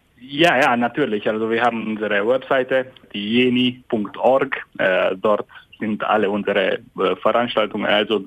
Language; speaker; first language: German; non-native, fluent; Hungarian